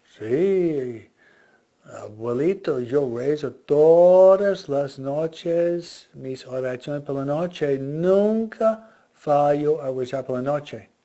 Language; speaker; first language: Spanish; non-native, fluent; English